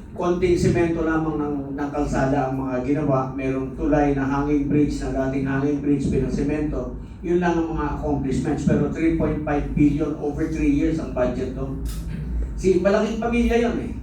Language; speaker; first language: Filipino; native; Filipino